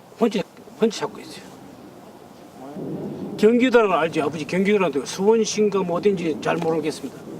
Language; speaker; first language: Korean; non-native, learner; Russian